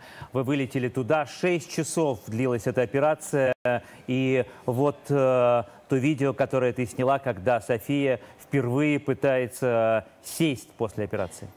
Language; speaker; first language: Russian; native; Russian